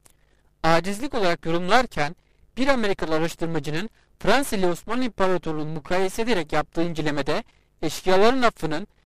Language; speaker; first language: Turkish; native; Turkish